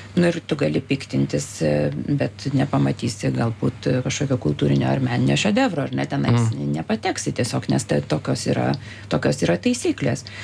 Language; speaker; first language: Lithuanian; native; Lithuanian